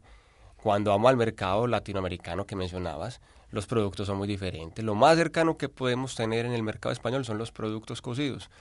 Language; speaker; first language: Spanish; native; Spanish